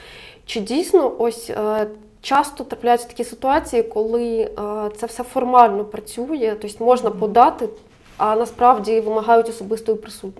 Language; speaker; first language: Ukrainian; native; Ukrainian